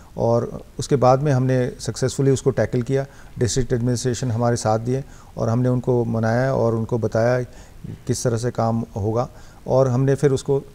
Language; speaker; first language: Hindi; non-native, local second language; Bangla